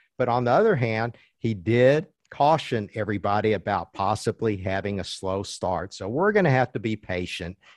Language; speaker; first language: English; early bilingual, other home language; Chinese